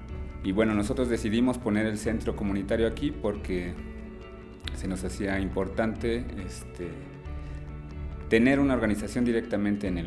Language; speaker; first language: Spanish; non-native, fluent; Italian